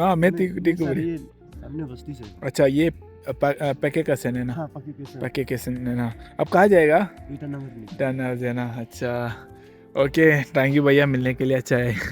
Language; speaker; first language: Hindi; non-native, local second language; Malayalam